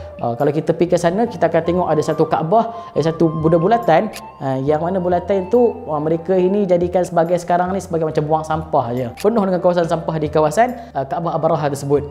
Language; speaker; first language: Malay; native; Malay